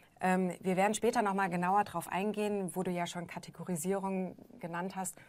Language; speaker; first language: German; native; German